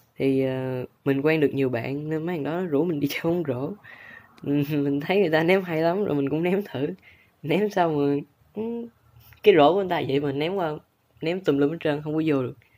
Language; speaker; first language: Vietnamese; native; Vietnamese